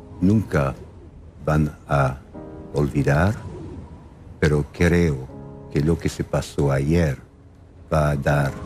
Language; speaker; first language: Spanish; non-native, fluent; English